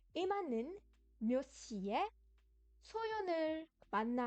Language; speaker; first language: Korean; non-native, fluent; French